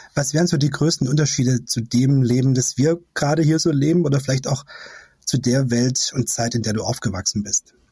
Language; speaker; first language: German; native; German